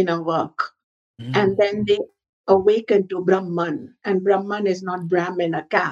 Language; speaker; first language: English; non-native, local second language; Hindi